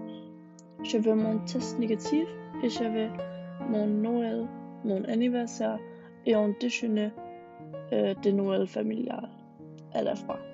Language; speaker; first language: French; non-native, learner; English